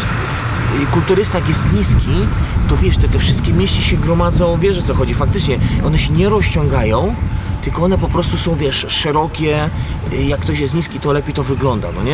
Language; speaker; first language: Polish; native; Polish